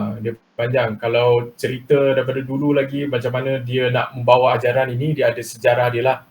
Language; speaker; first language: Malay; non-native, local second language; Chinese